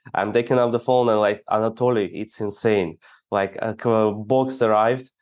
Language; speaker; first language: English; non-native, fluent; Ukrainian